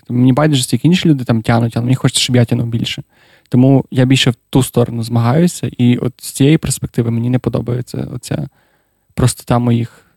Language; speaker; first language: Ukrainian; non-native, local second language; Russian